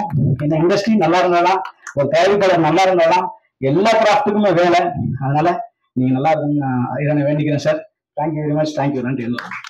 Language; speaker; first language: Tamil; native; Tamil